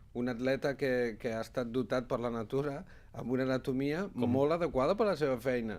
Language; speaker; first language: Catalan; non-native, local second language; Spanish